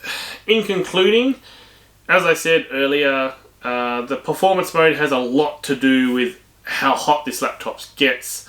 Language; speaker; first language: English; native; English